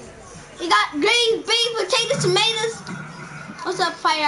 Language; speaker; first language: English; native; English